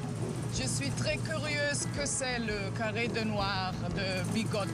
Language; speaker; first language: French; non-native, learner; German